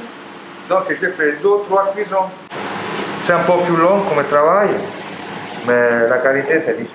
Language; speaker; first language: French; non-native, learner; Italian